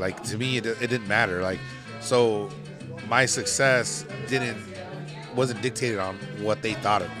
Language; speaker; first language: English; native; English